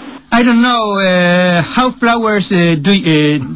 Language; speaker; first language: English; non-native, learner; Spanish